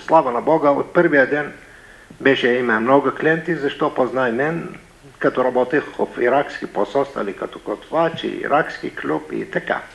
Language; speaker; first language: Bulgarian; non-native, learner; Arabic